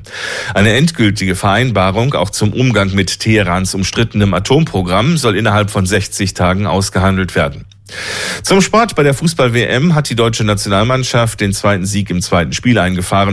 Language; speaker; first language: German; native; German